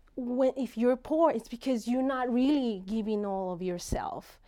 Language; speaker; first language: English; non-native, fluent; Spanish